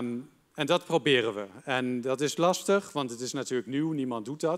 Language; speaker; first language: Dutch; native; Dutch